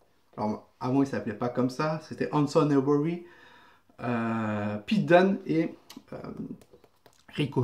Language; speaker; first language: French; native; French